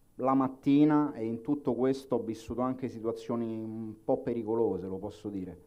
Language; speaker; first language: Italian; native; Italian